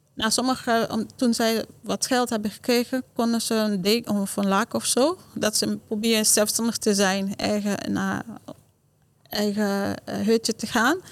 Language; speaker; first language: Dutch; non-native, learner; Haitian Creole